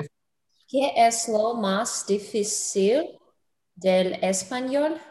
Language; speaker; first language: Spanish; non-native, learner; English